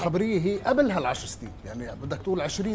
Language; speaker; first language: Arabic; native; Arabic